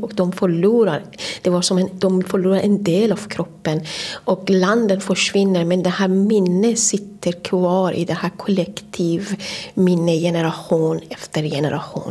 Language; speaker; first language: Swedish; non-native, fluent; Persian